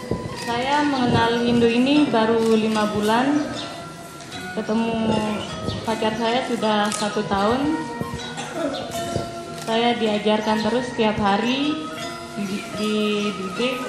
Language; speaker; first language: Indonesian; non-native, local second language; Sasak